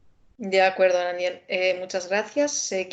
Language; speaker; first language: Spanish; native; Spanish